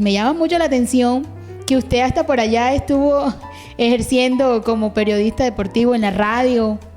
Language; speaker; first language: Spanish; native; Spanish